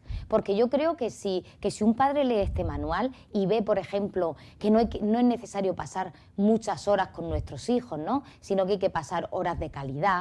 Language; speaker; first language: Spanish; native; Spanish